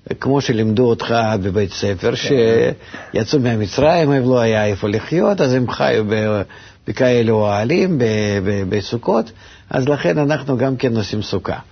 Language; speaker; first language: Hebrew; non-native, fluent; Russian